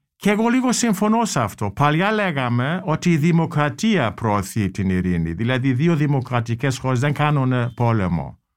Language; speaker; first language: Greek; non-native, fluent; German